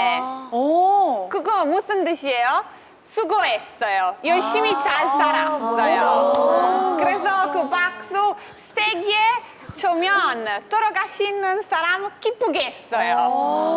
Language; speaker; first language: Korean; non-native, learner; Italian